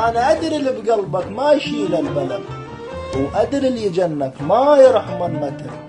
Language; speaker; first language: Arabic; native; Arabic